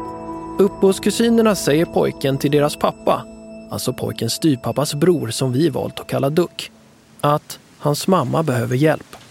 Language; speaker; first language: Swedish; native; Swedish